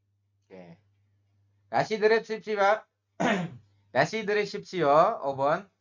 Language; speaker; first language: Korean; non-native, fluent; Indonesian